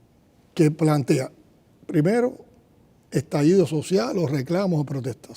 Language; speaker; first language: Spanish; native; Spanish